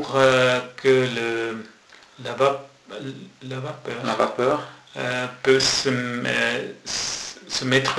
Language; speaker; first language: French; non-native, local second language; German